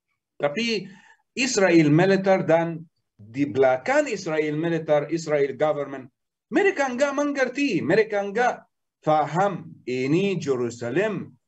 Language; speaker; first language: Indonesian; non-native, learner; Arabic